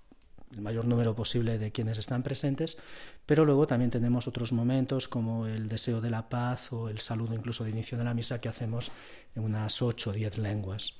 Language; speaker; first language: Spanish; native; Spanish